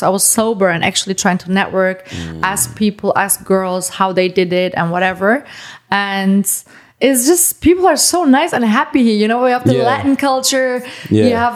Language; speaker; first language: English; non-native, fluent; German